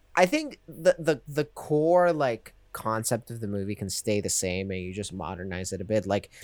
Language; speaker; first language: English; non-native, fluent; Spanish